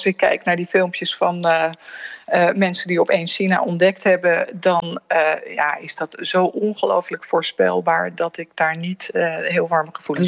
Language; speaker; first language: Dutch; native; Dutch